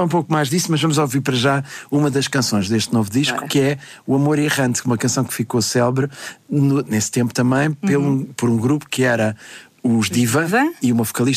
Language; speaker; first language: Portuguese; native; Portuguese